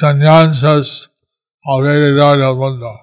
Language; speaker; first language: Spanish; non-native, learner; English